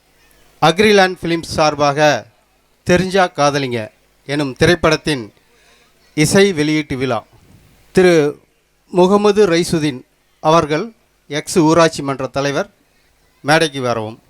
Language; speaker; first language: Tamil; native; Tamil